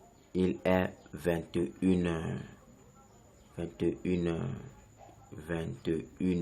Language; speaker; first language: French; non-native, fluent; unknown